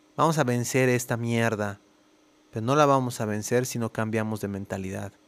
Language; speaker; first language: Spanish; native; Spanish